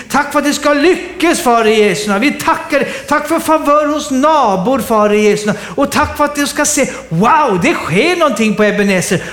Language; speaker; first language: Swedish; native; Swedish